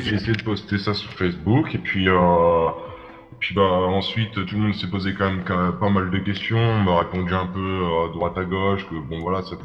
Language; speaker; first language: French; native; French